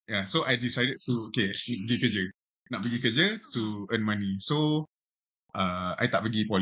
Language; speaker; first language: English; non-native, local second language; Malay